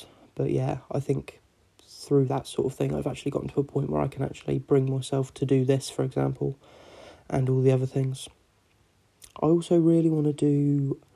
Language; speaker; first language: English; native; English